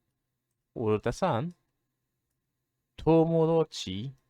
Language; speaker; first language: Japanese; non-native, learner; English